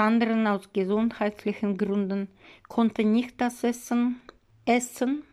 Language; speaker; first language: German; non-native, learner; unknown